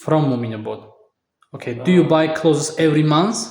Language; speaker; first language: English; non-native, fluent; Tajik